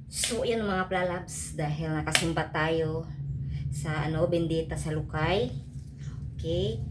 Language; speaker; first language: Filipino; non-native, local second language; Cebuano